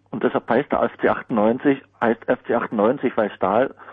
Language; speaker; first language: German; native; German